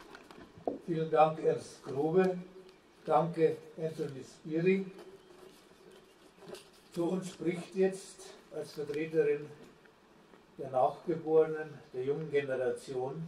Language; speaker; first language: German; native; German